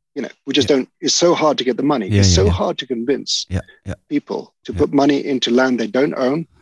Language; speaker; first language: English; native; English